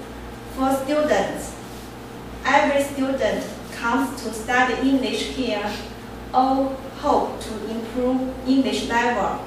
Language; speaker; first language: English; non-native, learner; Chinese